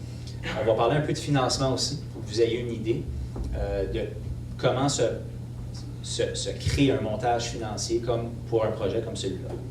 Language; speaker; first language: French; native; French